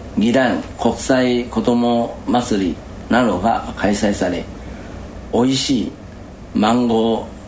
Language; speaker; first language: Japanese; non-native, fluent; Chinese